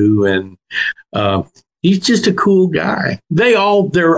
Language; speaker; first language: English; native; English